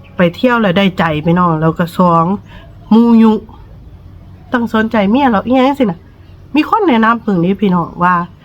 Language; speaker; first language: Thai; native; Thai